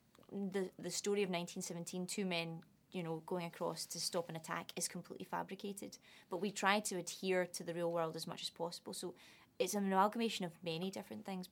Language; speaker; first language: English; native; English